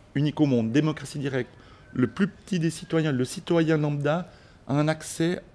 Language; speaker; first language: French; early bilingual, other home language; Spanish